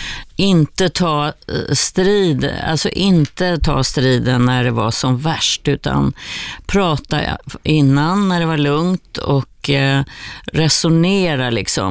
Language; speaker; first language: Swedish; native; Swedish